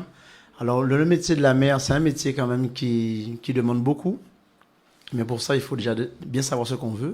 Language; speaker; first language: French; native; French